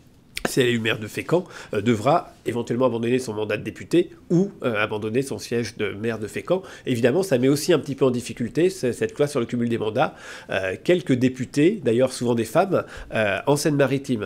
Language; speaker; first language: French; native; French